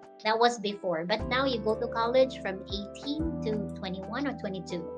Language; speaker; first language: English; non-native, local second language; Filipino